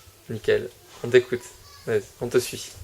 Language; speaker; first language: French; native; French